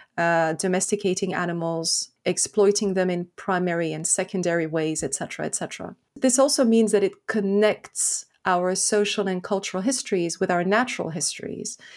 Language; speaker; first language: English; non-native, fluent; French